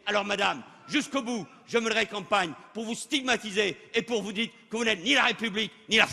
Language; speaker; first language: French; native; French